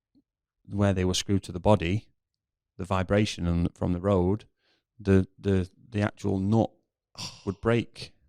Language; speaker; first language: English; native; English